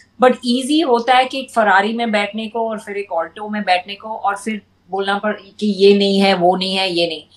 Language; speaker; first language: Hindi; non-native, local second language; English